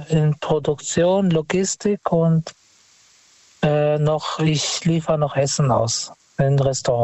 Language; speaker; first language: German; non-native, fluent; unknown